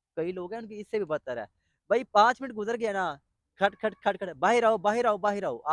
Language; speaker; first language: Urdu; non-native, local second language; Punjabi